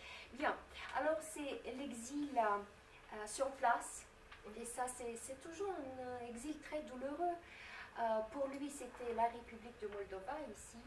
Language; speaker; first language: French; non-native, fluent; Romanian